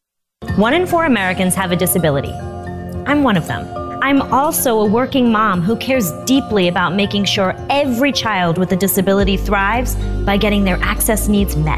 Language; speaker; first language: English; native; English